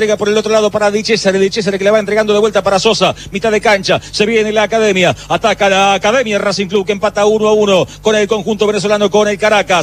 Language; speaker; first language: Spanish; native; Spanish